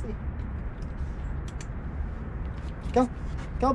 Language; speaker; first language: English; native; English